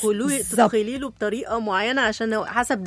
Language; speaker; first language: Arabic; native; Arabic